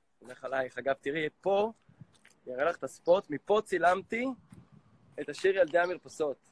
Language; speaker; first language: Hebrew; native; Hebrew